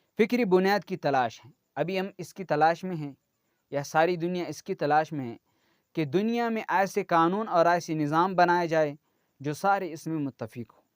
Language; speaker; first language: Urdu; non-native, local second language; Pashto